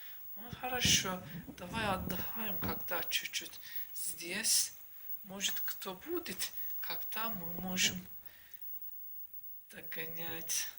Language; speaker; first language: Russian; non-native, learner; Turkish